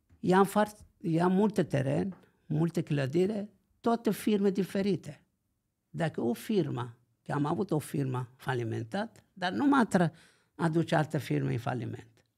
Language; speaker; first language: Romanian; non-native, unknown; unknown